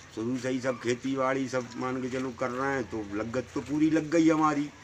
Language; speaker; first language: Hindi; native; Hindi